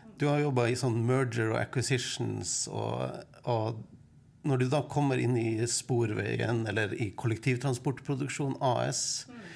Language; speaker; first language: Norwegian; native; Norwegian